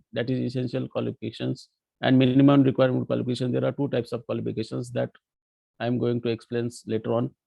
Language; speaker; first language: English; non-native, local second language; Marathi